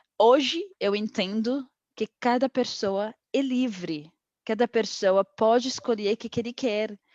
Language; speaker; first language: Portuguese; non-native, fluent; Arabic